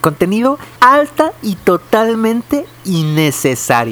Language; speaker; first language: Spanish; native; Spanish